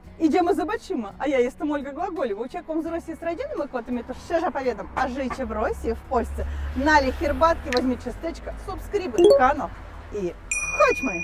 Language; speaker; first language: Polish; non-native, learner; Russian